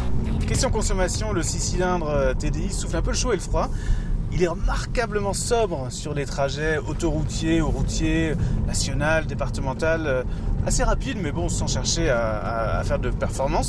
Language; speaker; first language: French; native; French